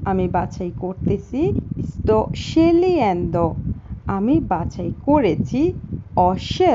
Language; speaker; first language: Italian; non-native, fluent; Bangla